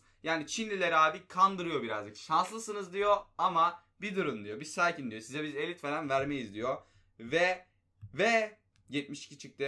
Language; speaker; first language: Turkish; native; Turkish